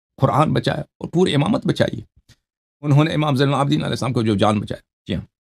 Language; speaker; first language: Urdu; non-native, local second language; Balti